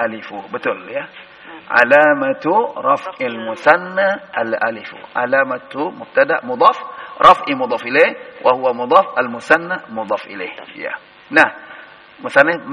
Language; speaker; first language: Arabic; non-native, fluent; Indonesian